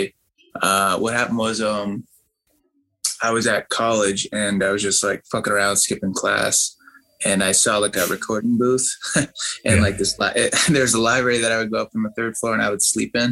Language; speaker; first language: English; native; English